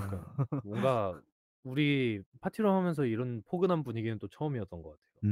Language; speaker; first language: Korean; native; Korean